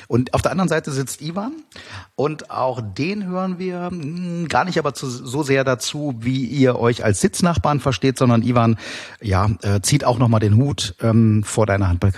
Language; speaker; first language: German; native; German